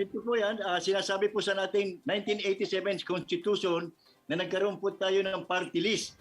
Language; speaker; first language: Filipino; native; Filipino